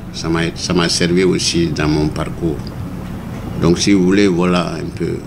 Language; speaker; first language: French; non-native, local second language; Bambara